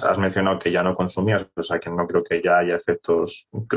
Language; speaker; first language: Spanish; native; Spanish